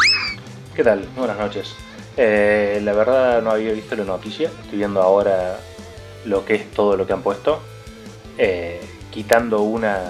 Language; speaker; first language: Spanish; native; Spanish